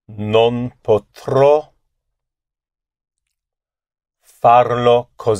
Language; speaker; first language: Italian; non-native, learner; English